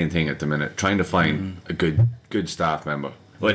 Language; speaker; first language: English; native; English